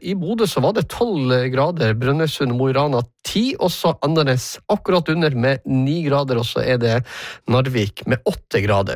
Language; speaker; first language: Norwegian; native; Norwegian